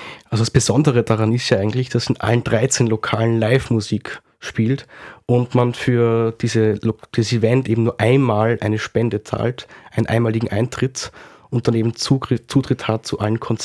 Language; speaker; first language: German; native; German